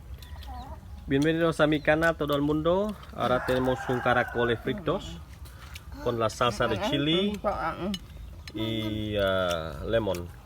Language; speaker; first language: Spanish; non-native, learner; Khmer